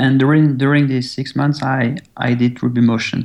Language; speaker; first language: English; non-native, fluent; French